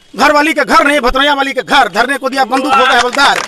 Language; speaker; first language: Hindi; native; Hindi